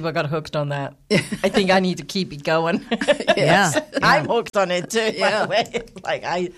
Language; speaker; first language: English; non-native, fluent; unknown